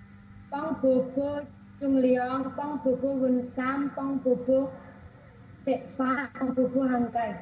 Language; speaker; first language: Cantonese; non-native, learner; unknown